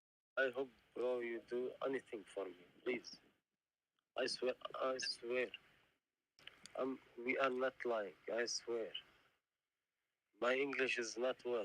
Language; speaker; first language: English; non-native, learner; Arabic